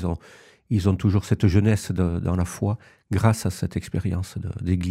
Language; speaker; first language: French; native; French